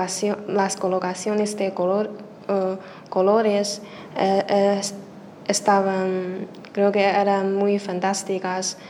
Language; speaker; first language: Spanish; non-native, learner; Chinese